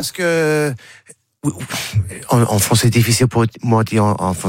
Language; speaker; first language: French; non-native, learner; English